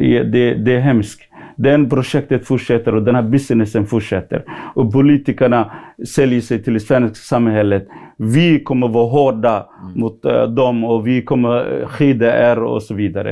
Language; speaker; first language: Swedish; non-native, fluent; Somali